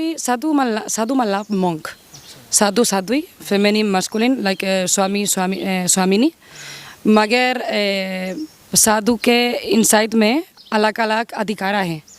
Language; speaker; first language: Hindi; non-native, learner; Spanish